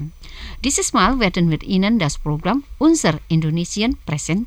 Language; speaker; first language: German; non-native, fluent; Indonesian